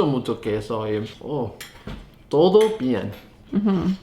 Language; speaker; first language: Spanish; non-native, learner; English